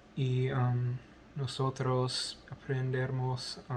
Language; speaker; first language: Spanish; non-native, learner; English